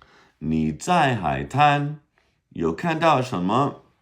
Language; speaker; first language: Chinese; non-native, fluent; English